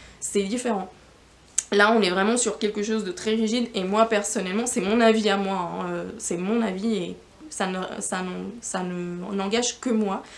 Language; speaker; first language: French; non-native, fluent; Spanish